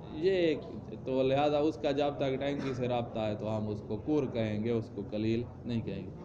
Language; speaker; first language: Urdu; non-native, local second language; Punjabi